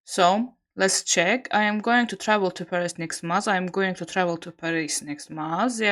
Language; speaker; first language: English; non-native, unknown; Azerbaijani